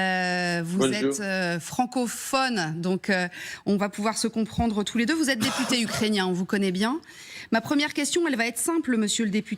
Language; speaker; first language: French; native; French